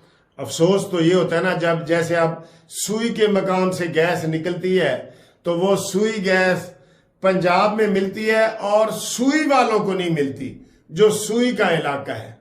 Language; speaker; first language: Hindi; non-native, local second language; Punjabi